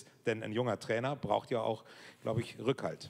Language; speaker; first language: German; native; German